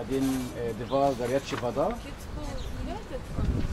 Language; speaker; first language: Russian; non-native, learner; Arabic